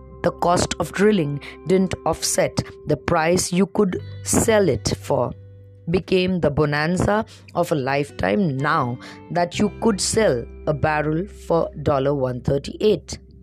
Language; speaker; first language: English; non-native, local second language; Marathi